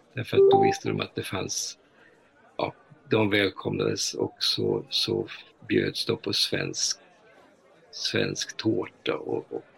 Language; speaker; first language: Swedish; early bilingual, heritage; Swedish